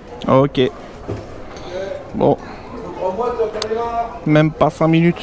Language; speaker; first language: French; native; French